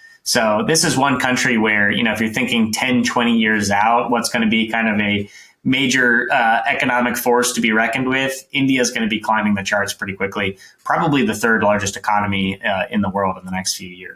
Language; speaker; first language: English; native; English